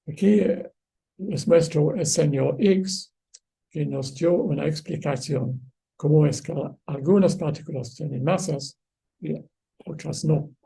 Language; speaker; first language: Spanish; non-native, fluent; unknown